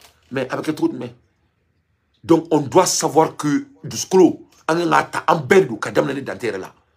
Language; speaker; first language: French; non-native, local second language; Bambara